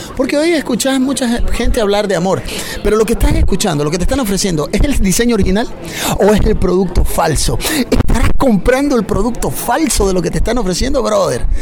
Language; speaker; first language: Spanish; native; Spanish